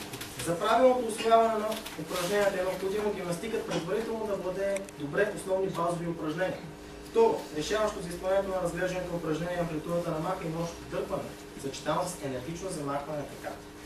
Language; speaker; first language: Bulgarian; native; Bulgarian